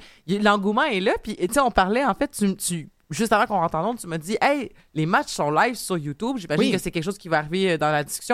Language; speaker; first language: French; native; French